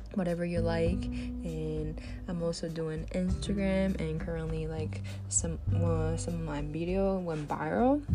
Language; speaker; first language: English; non-native, fluent; Japanese